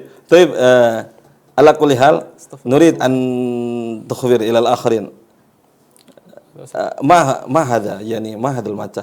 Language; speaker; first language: Arabic; non-native, fluent; Indonesian